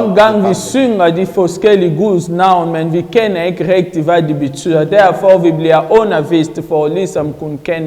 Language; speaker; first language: Swedish; non-native, fluent; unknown